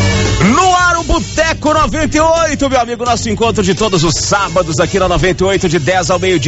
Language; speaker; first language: Portuguese; native; Portuguese